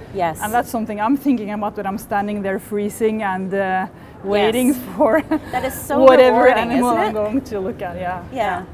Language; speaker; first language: English; non-native, fluent; Norwegian